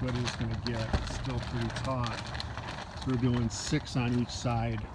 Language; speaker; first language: English; native; English